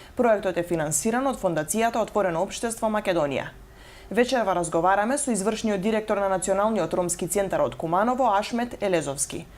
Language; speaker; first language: Macedonian; native; Macedonian